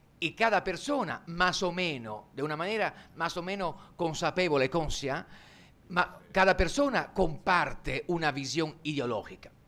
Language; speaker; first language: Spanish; non-native, fluent; Italian